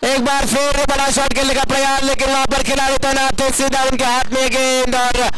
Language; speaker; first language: Hindi; non-native, local second language; Marathi